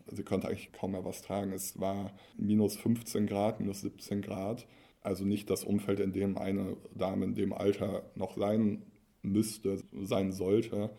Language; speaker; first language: German; native; German